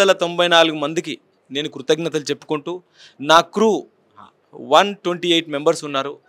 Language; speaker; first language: Telugu; native; Telugu